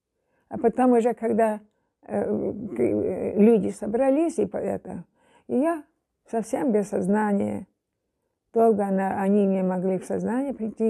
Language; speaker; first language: Russian; non-native, local second language; German